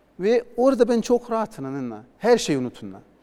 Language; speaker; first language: Turkish; non-native, learner; Portuguese